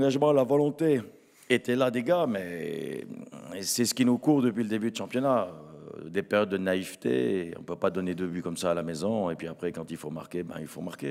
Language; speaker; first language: French; native; French